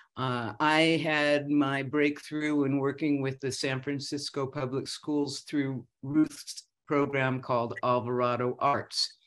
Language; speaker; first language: English; native; English